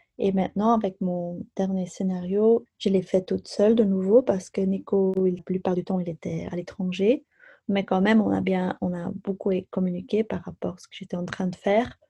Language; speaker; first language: French; non-native, local second language; Dutch